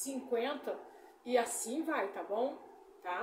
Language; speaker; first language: Portuguese; native; Portuguese